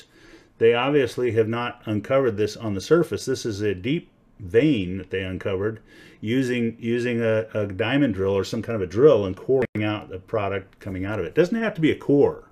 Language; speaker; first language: English; native; English